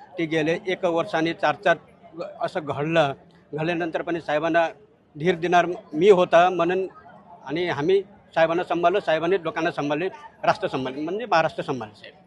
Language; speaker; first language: Marathi; non-native, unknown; Nepali